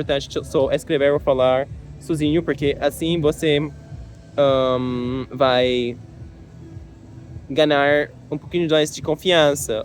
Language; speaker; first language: Portuguese; non-native, learner; English